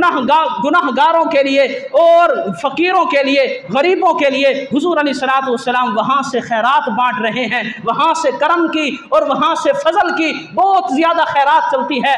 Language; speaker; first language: Urdu; native; Urdu